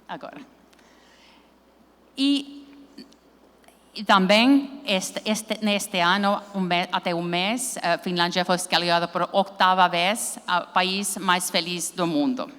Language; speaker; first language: Portuguese; non-native, learner; Finnish